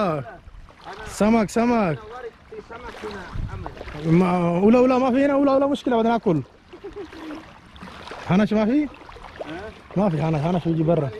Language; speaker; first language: Arabic; non-native, learner; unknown